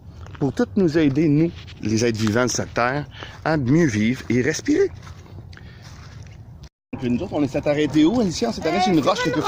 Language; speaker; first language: French; native; French